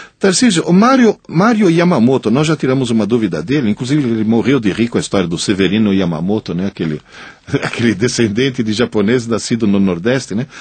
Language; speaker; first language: Portuguese; non-native, fluent; Italian